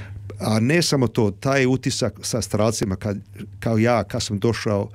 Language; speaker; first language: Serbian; early bilingual, heritage; Serbian